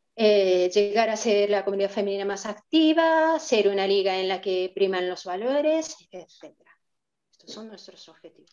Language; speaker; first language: Spanish; non-native, fluent; Japanese